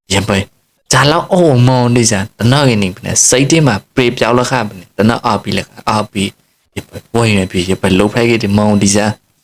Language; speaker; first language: Burmese; native; Burmese